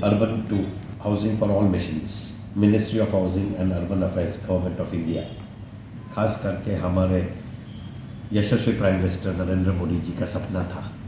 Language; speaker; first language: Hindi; non-native, local second language; Gujarati